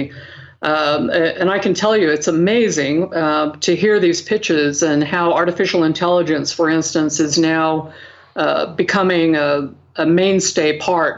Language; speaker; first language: English; native; English